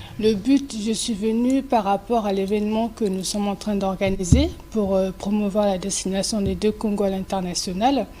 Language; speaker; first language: French; early bilingual, other home language; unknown